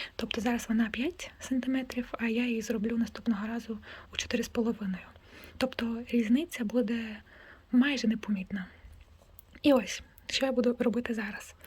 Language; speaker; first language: Ukrainian; non-native, local second language; Russian